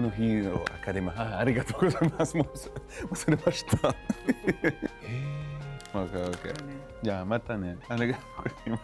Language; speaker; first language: Japanese; non-native, learner; French